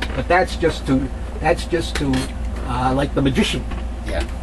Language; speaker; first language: English; native; English